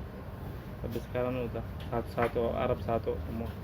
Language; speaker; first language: Indonesian; non-native, learner; Arabic